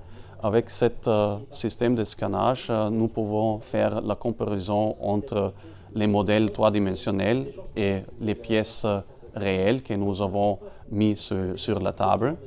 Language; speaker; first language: French; non-native, fluent; German